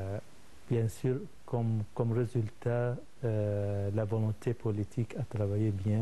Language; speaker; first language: French; non-native, fluent; Arabic